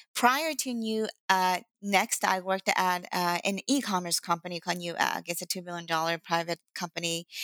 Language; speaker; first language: English; non-native, fluent; Chinese